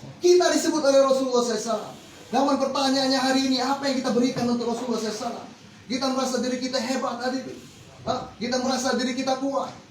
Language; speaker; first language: Indonesian; native; Indonesian